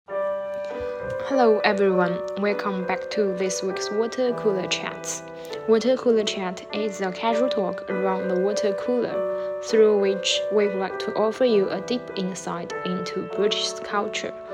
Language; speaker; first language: English; non-native, fluent; Chinese